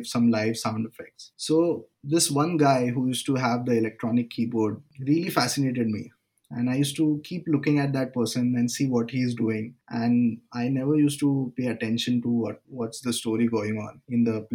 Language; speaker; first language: English; non-native, local second language; Marathi